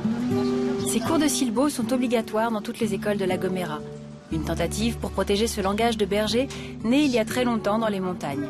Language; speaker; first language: French; native; French